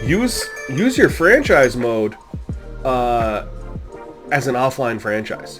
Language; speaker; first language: English; native; English